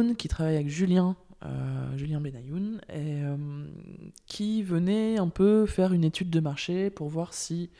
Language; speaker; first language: French; native; French